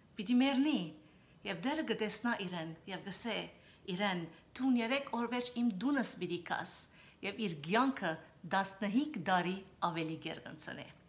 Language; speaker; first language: Armenian; early bilingual, heritage; Armenian